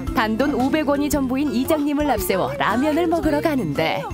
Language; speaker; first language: Korean; native; Korean